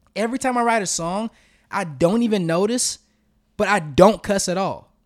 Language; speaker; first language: English; native; English